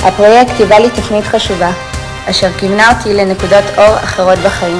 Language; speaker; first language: Hebrew; native; Hebrew